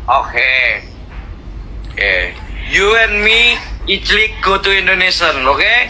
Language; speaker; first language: English; non-native, learner; Javanese